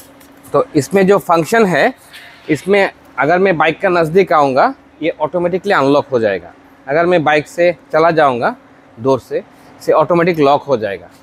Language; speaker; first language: Hindi; non-native, learner; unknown